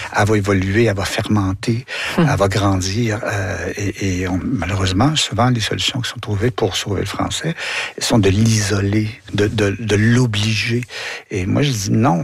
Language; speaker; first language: French; native; French